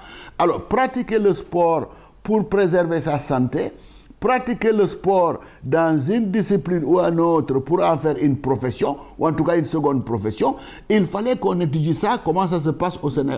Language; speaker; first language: French; non-native, local second language; Wolof